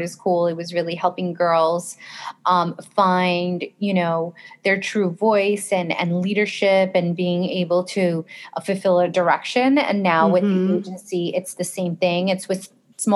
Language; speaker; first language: English; early bilingual, other home language; Spanish